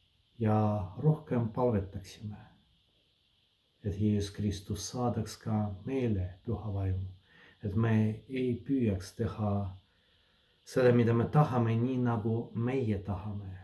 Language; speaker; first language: Estonian; non-native, fluent; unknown